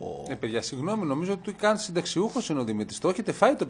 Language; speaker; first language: Greek; native; Greek